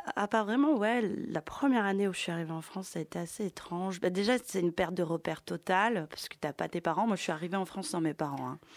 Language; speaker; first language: French; early bilingual, other home language; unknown